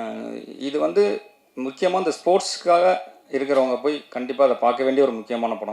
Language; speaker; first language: Tamil; native; Tamil